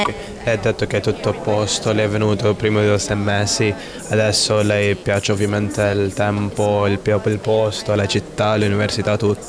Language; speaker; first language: Italian; non-native, fluent; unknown